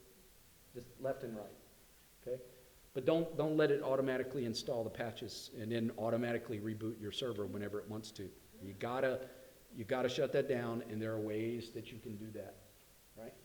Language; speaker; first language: English; native; English